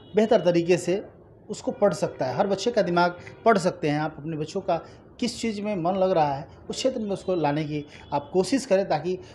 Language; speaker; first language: Hindi; native; Hindi